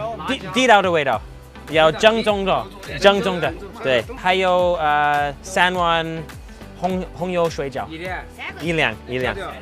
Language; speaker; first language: Chinese; non-native, learner; English